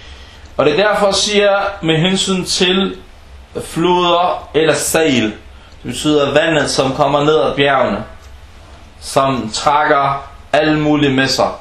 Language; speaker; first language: Danish; early bilingual, other home language; Arabic